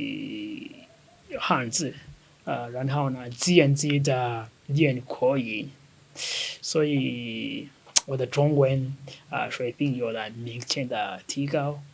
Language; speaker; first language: Chinese; non-native, fluent; Kinyarwanda